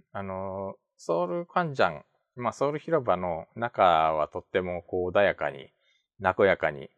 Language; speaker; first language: Japanese; native; Japanese